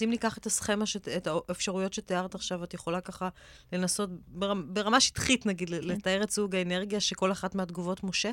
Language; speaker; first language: Hebrew; native; Hebrew